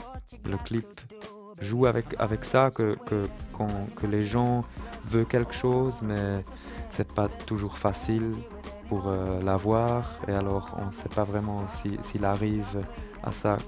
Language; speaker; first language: French; non-native, learner; German